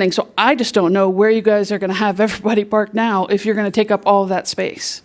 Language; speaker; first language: English; native; English